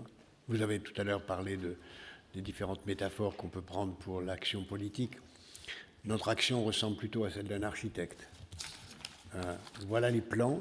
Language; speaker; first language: French; native; French